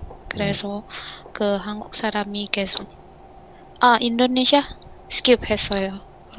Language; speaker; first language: Korean; non-native, learner; Indonesian